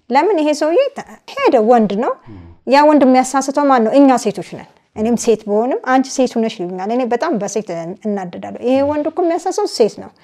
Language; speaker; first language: Amharic; native; Amharic